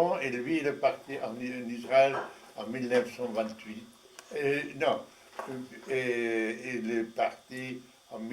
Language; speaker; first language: French; non-native, fluent; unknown